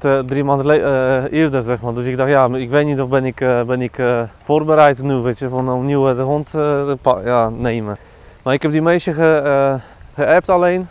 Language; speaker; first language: Dutch; non-native, learner; Polish